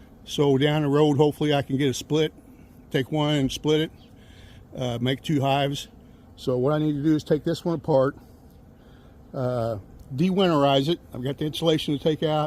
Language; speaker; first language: English; native; English